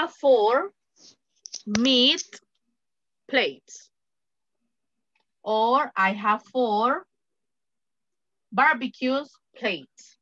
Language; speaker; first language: English; non-native, fluent; Spanish